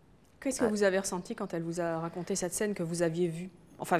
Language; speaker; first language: French; native; French